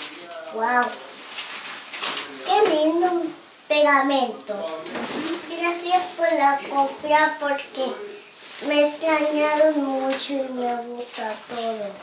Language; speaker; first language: Spanish; early bilingual, other home language; Haitian Creole